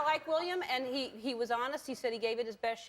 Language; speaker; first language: English; native; English